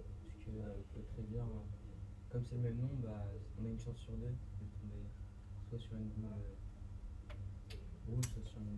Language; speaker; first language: French; native; French